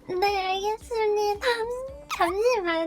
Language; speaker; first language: Korean; non-native, learner; Japanese